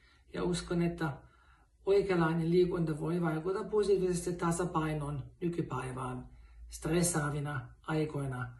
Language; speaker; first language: Finnish; non-native, fluent; German